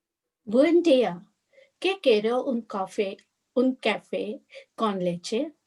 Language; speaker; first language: Spanish; non-native, learner; English